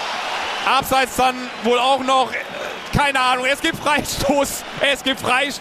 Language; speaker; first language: German; native; German